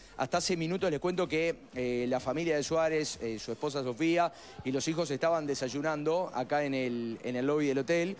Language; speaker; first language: Spanish; native; Spanish